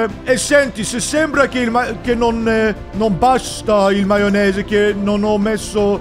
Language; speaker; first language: Italian; non-native, learner; English